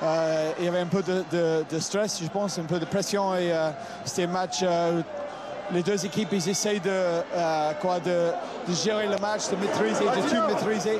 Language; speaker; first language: French; non-native, fluent; English